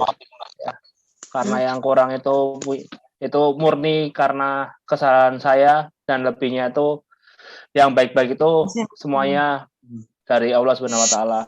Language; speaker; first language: Indonesian; native; Indonesian